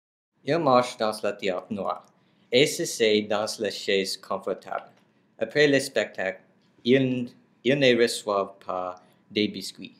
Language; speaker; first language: French; non-native, learner; English